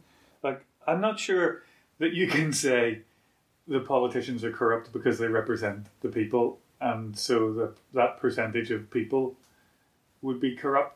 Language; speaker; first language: English; native; English